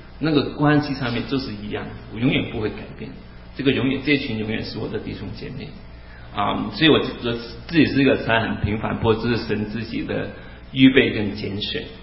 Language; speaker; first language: Chinese; non-native, local second language; Cantonese